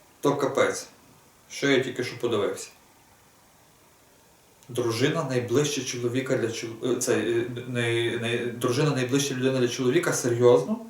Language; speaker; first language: Ukrainian; native; Ukrainian